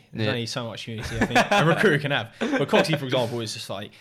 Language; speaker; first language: English; native; English